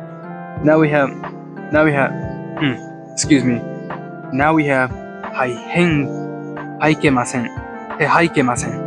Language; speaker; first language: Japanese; non-native, learner; English